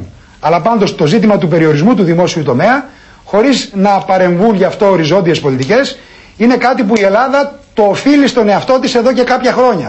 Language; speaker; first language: Greek; native; Greek